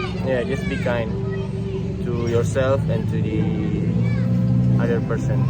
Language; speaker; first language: English; non-native, fluent; Indonesian